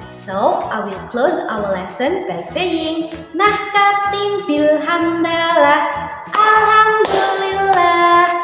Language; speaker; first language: English; non-native, fluent; Indonesian